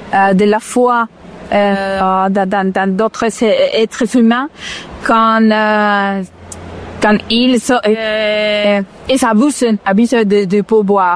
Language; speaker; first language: French; non-native, fluent; Spanish